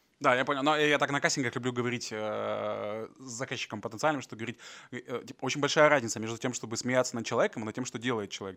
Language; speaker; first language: Russian; native; Russian